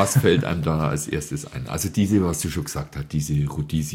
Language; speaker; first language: German; native; German